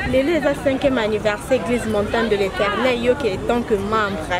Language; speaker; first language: French; non-native, local second language; Lingala